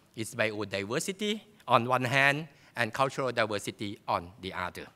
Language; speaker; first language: English; non-native, fluent; Thai